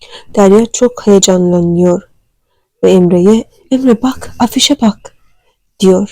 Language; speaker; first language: Turkish; non-native, learner; Turkmen